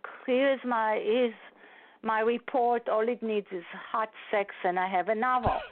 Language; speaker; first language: English; non-native, fluent; Hebrew